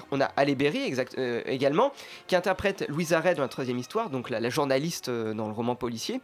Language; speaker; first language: French; native; French